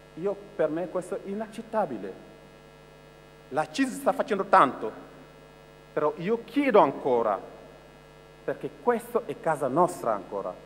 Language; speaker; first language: Italian; non-native, fluent; Wolof